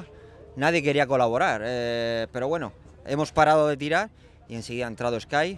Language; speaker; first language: Spanish; native; Spanish